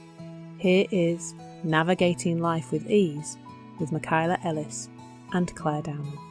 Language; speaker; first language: English; native; English